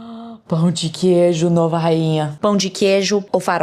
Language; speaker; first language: Portuguese; non-native, learner; English